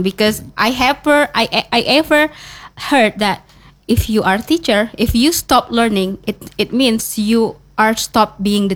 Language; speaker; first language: English; non-native, learner; Indonesian